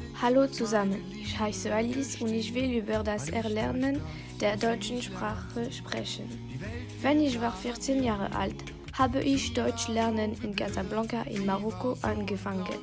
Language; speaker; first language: German; non-native, learner; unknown